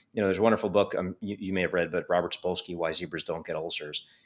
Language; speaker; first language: English; native; English